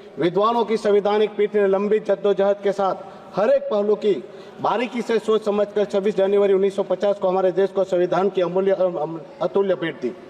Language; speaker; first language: Hindi; non-native, local second language; Gujarati